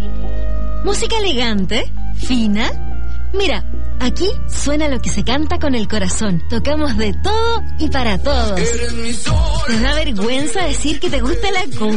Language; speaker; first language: Spanish; native; Spanish